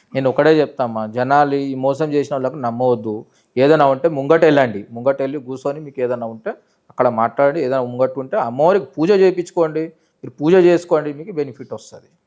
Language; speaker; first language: Telugu; native; Telugu